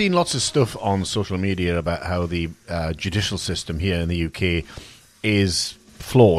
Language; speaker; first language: English; native; English